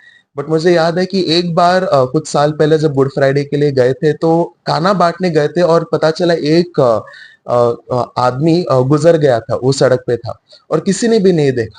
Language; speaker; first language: Hindi; native; Hindi